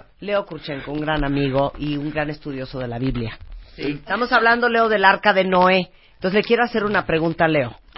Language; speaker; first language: Spanish; native; Spanish